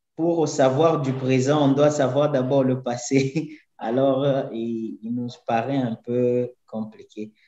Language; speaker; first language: French; native; French